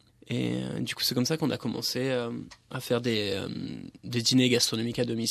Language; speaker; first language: French; native; French